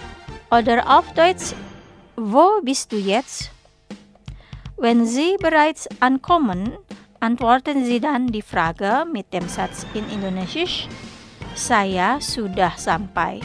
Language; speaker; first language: German; non-native, fluent; Indonesian